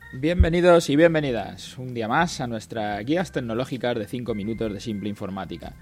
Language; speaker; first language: Spanish; native; Spanish